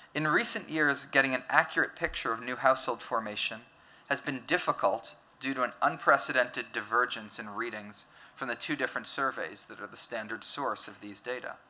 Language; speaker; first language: English; native; English